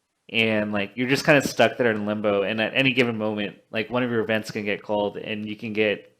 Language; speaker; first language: English; native; English